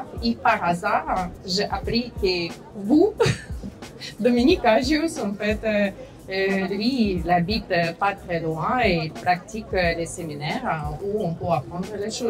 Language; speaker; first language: French; non-native, fluent; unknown